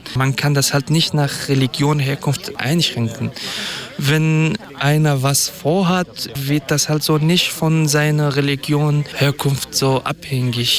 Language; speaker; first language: German; non-native, fluent; Kurdish